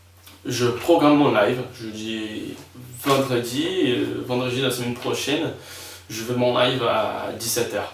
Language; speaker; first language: French; non-native, fluent; Spanish